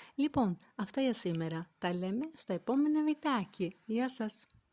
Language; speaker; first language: Greek; non-native, fluent; Turkish